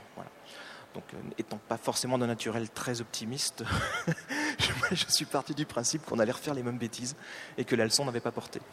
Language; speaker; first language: French; native; French